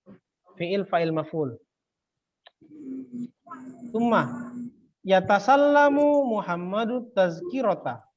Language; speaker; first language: Arabic; non-native, fluent; Indonesian